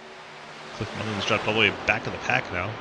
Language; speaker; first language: English; native; English